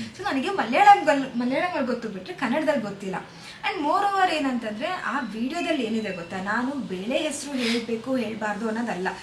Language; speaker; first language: Kannada; non-native, local second language; Malayalam